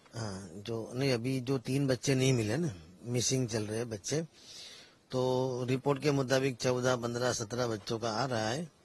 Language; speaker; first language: Hindi; non-native, local second language; Gujarati